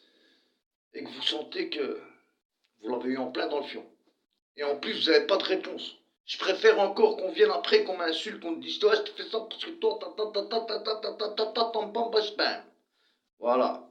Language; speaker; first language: French; early bilingual, other home language; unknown